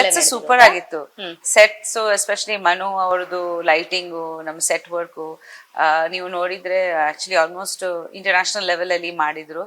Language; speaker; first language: Kannada; non-native, fluent; Bangla